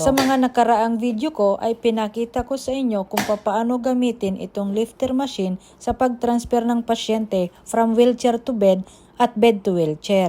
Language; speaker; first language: Filipino; native; Filipino